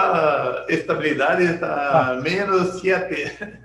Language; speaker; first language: Portuguese; non-native, learner; Spanish